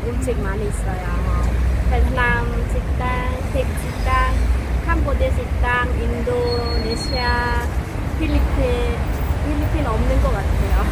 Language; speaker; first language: Korean; non-native, fluent; Khmer